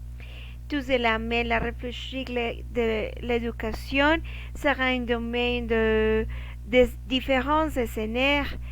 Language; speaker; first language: French; non-native, learner; Spanish